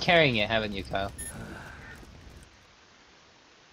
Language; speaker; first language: English; native; English